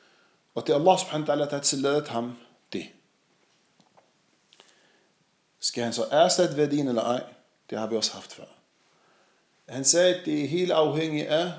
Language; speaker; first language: Danish; non-native, fluent; Arabic